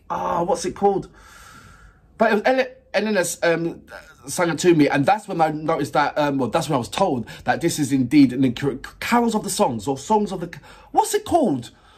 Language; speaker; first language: English; native; English